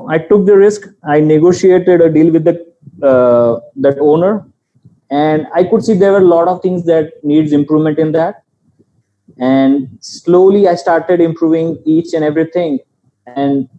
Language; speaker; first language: English; non-native, local second language; Gujarati